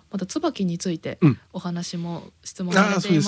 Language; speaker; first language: Japanese; native; Japanese